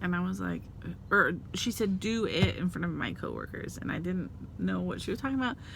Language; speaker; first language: English; native; English